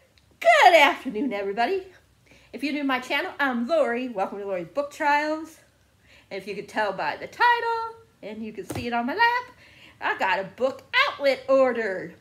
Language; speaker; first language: English; native; English